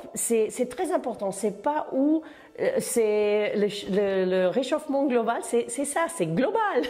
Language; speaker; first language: French; non-native, fluent; Spanish